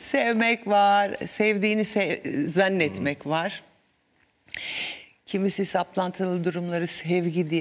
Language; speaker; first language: Turkish; native; Turkish